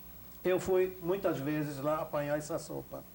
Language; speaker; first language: Portuguese; non-native, fluent; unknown